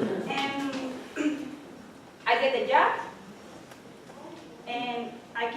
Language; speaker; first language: English; non-native, learner; Spanish